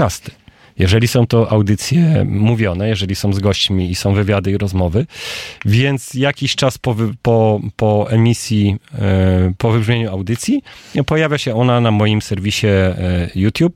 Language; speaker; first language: Polish; native; Polish